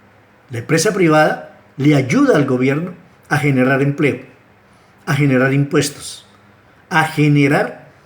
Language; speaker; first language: Spanish; native; Spanish